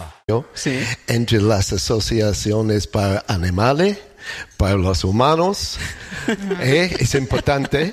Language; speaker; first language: Spanish; non-native, fluent; English